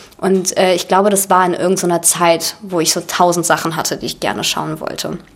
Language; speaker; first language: German; early bilingual, other home language; Russian